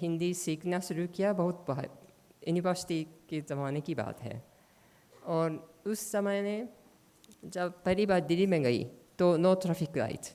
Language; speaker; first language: Hindi; non-native, learner; Japanese